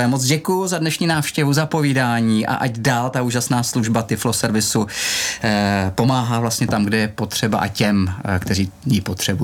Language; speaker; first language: Czech; native; Czech